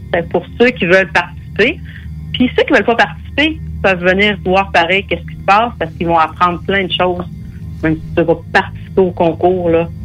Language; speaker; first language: French; native; French